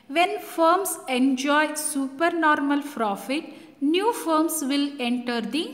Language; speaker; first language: English; non-native, local second language; Kannada